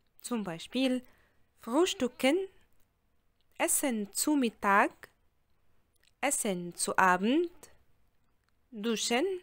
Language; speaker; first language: German; non-native, fluent; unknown